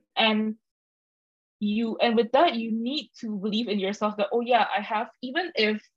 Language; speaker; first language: English; non-native, fluent; Indonesian